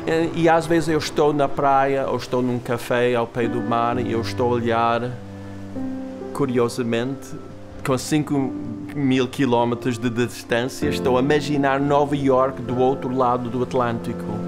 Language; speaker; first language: Portuguese; non-native, fluent; English